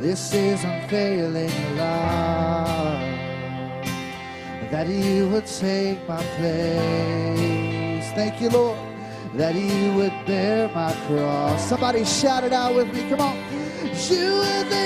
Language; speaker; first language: English; native; English